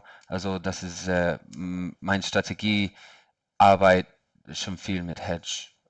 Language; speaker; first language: German; non-native, learner; English